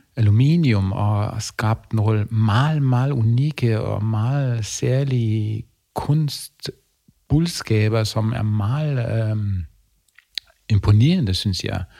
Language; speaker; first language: Danish; non-native, fluent; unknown